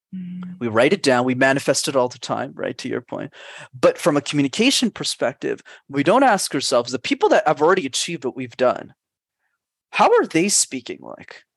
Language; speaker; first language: English; native; English